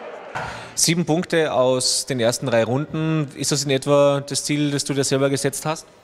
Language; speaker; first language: German; native; German